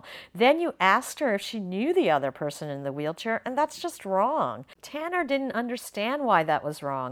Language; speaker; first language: English; native; English